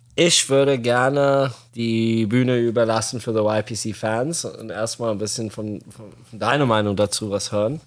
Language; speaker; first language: German; non-native, fluent; Arabic